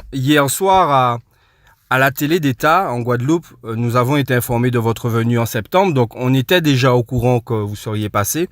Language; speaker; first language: French; non-native, local second language; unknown